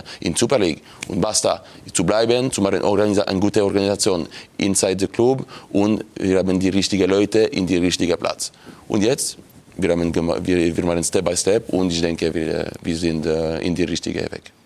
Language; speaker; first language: German; non-native, local second language; French